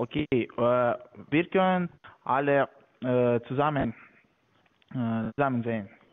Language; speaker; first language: German; non-native, learner; Latvian